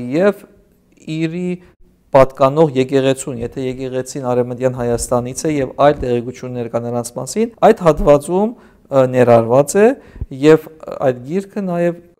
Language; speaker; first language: Armenian; native; Armenian